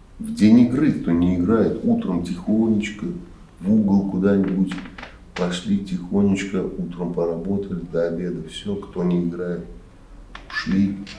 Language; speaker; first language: Russian; native; Russian